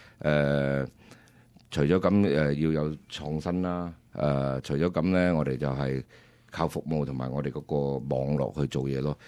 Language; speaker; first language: Cantonese; early bilingual, heritage; Cantonese